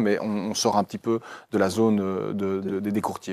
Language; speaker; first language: French; native; French